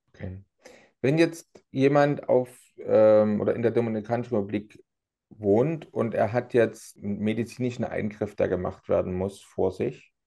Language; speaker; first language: German; native; German